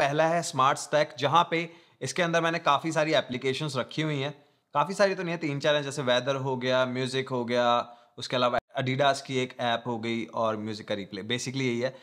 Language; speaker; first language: Hindi; non-native, local second language; Punjabi